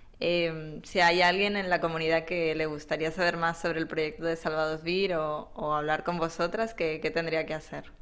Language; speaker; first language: Spanish; native; Spanish